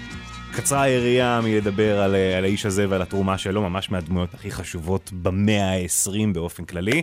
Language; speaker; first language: Hebrew; native; Hebrew